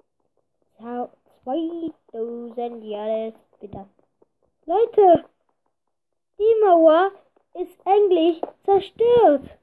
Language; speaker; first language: German; early bilingual, other home language; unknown